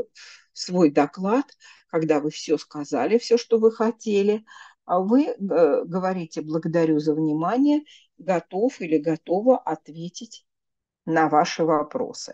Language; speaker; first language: Russian; native; Russian